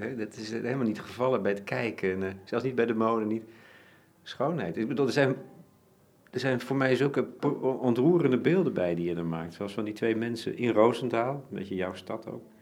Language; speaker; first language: Dutch; native; Dutch